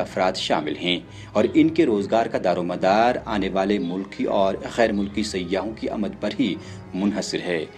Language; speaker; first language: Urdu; non-native, local second language; Kashmiri